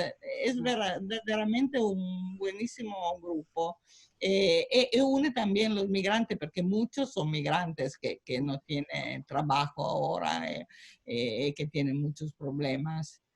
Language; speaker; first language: Spanish; non-native, fluent; Italian